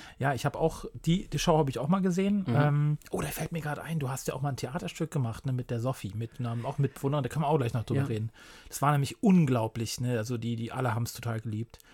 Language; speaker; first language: German; native; German